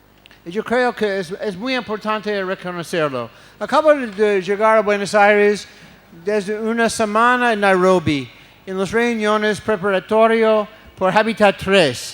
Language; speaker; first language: Spanish; non-native, fluent; English